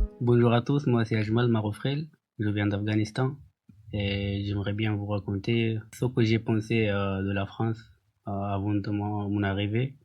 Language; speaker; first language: French; non-native, learner; Pashto